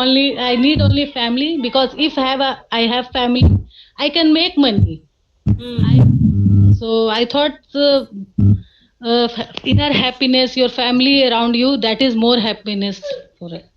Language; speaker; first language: English; non-native, learner; Hindi